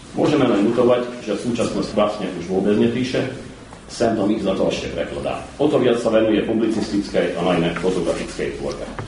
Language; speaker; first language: Slovak; early bilingual, heritage; Slovak